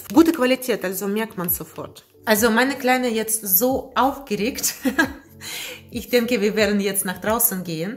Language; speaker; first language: German; non-native, learner; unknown